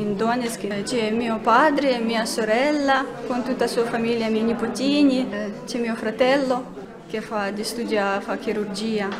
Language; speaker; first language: Italian; early bilingual, other home language; Russian